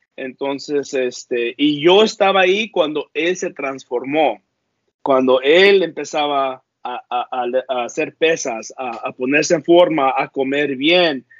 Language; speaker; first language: Spanish; early bilingual, heritage; Spanish